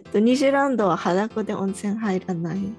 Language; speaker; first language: Japanese; early bilingual, heritage; Japanese